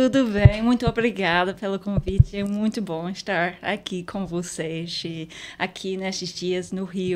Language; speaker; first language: Portuguese; non-native, fluent; English